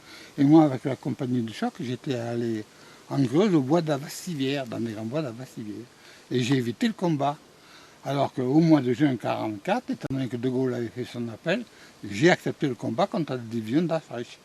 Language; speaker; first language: French; native; French